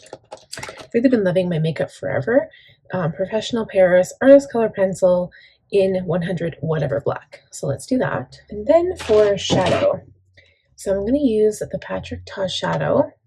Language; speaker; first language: English; native; English